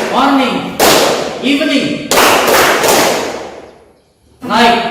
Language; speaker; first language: English; non-native, learner; Indonesian